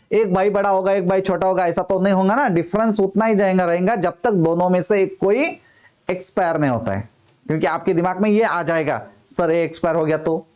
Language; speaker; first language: Hindi; non-native, local second language; Marathi